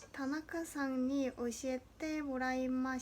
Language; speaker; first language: Japanese; non-native, learner; Korean